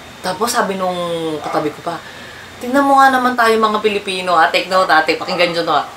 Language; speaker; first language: Filipino; native; Filipino